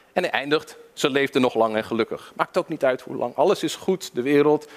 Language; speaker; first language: Dutch; early bilingual, other home language; English